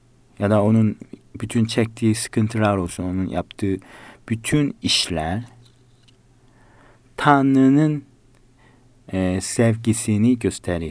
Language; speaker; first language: Turkish; non-native, learner; Korean